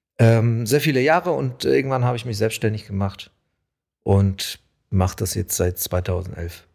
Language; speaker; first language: German; early bilingual, other home language; Polish